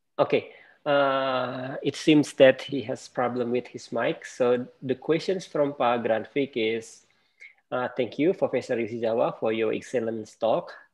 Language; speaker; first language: English; non-native, fluent; Indonesian